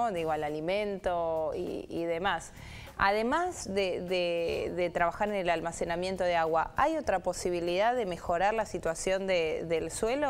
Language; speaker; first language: Spanish; native; Spanish